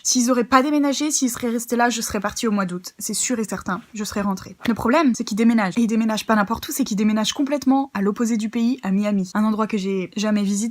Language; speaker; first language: French; native; French